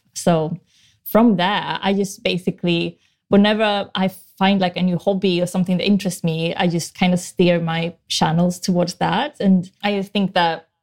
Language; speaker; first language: English; non-native, fluent; Swedish